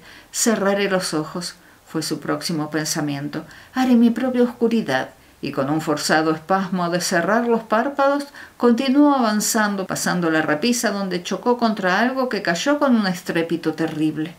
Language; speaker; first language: Spanish; native; Spanish